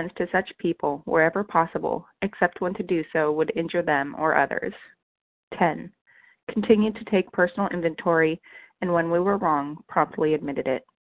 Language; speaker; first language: English; native; English